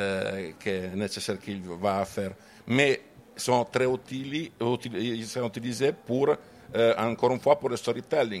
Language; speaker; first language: French; non-native, learner; Italian